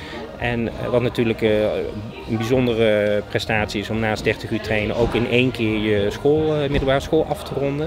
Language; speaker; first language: Dutch; native; Dutch